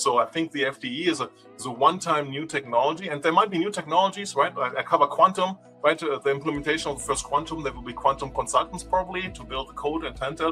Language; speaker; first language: English; non-native, fluent; German